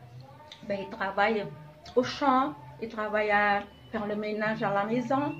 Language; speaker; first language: French; non-native, local second language; Javanese